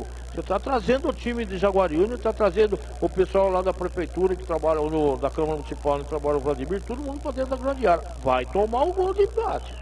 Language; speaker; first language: Portuguese; native; Portuguese